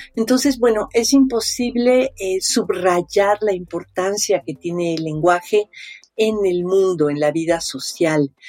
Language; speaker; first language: Spanish; native; Spanish